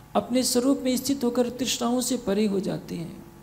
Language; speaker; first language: Hindi; native; Hindi